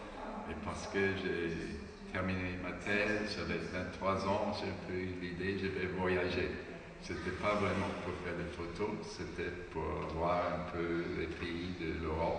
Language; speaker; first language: French; non-native, fluent; German